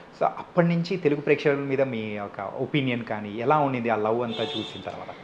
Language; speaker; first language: Telugu; native; Telugu